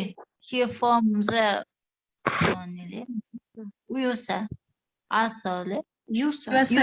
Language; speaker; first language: English; non-native, learner; Kyrgyz